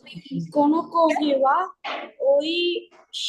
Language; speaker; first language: Japanese; non-native, learner; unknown